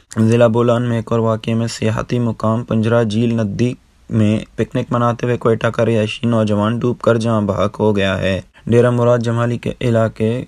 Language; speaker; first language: Urdu; non-native, local second language; Baluchi